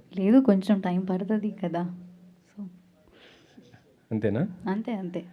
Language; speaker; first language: Telugu; non-native, learner; Malayalam